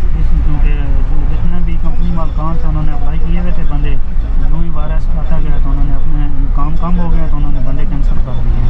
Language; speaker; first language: Urdu; non-native, local second language; Punjabi